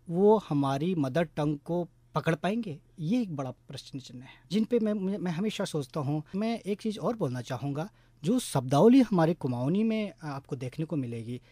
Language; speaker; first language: Hindi; non-native, local second language; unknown